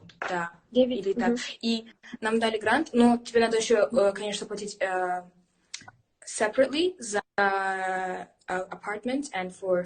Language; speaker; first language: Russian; early bilingual, heritage; English